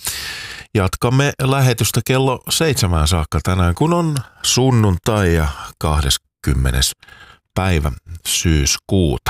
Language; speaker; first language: Finnish; native; Finnish